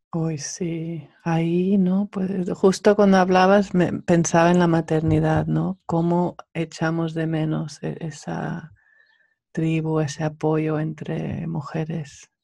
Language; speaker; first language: Spanish; native; Spanish